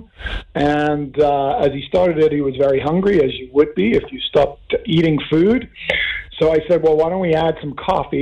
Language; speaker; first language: English; native; English